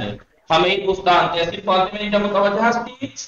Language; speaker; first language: Persian; non-native, fluent; Urdu